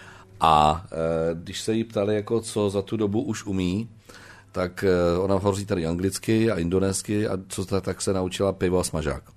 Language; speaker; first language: Czech; native; Czech